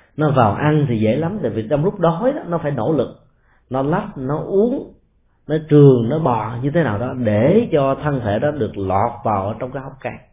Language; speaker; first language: Vietnamese; native; Vietnamese